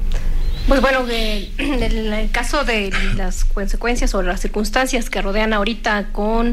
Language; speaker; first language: Spanish; native; Spanish